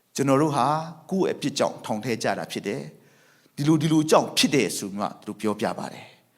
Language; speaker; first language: Burmese; non-native, local second language; Thado Chin